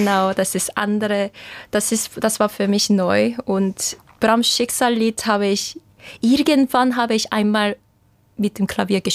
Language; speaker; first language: German; non-native, fluent; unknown